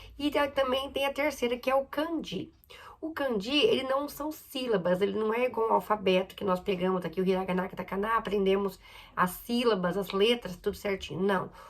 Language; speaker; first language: Portuguese; native; Portuguese